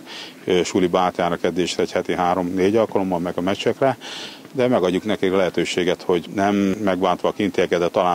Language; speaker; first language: Hungarian; native; Hungarian